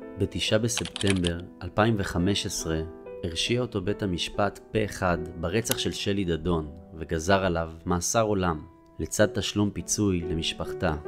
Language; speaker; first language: Hebrew; native; Hebrew